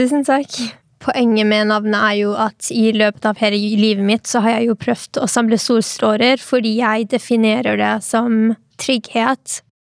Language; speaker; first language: Norwegian; early bilingual, other home language; Arabic